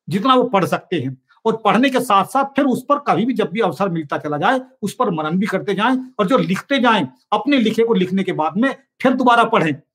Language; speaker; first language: Hindi; native; Hindi